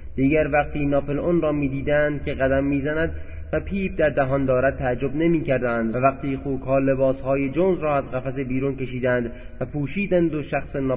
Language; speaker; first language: Persian; native; Persian